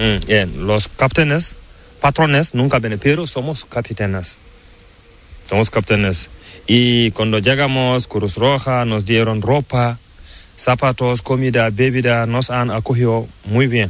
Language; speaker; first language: Spanish; non-native, learner; Fula